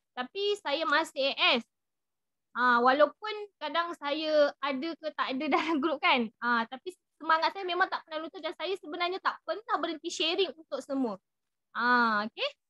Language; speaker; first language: Malay; native; Malay